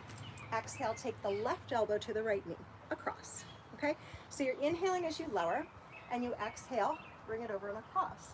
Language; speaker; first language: English; native; English